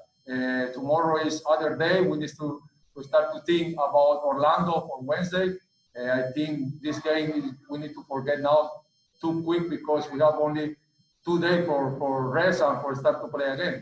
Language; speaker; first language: English; non-native, learner; Spanish